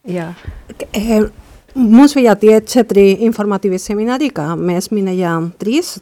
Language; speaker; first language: Latvian; non-native, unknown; Spanish